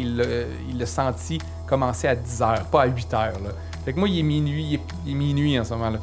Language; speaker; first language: French; native; French